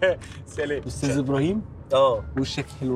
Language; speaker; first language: Arabic; native; Arabic